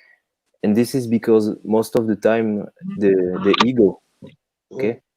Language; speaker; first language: English; non-native, fluent; French